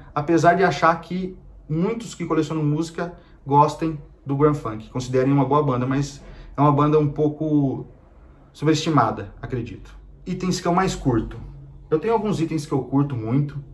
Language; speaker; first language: Portuguese; native; Portuguese